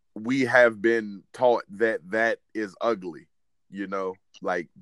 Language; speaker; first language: English; native; English